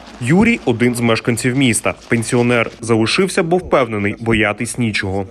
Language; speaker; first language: Ukrainian; native; Ukrainian